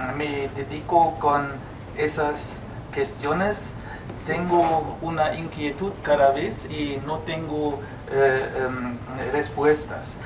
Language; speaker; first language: Spanish; non-native, fluent; German